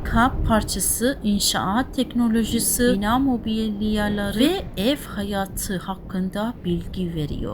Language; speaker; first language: Turkish; non-native, fluent; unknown